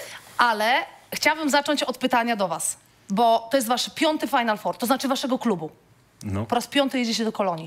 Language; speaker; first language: Polish; native; Polish